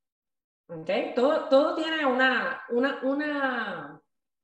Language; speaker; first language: Spanish; native; Spanish